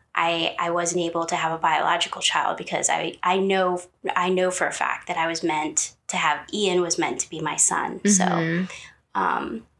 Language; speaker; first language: English; native; English